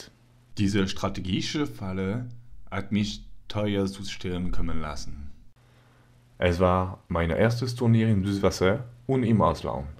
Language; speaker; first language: German; non-native, learner; French